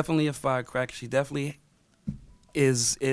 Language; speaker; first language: English; native; English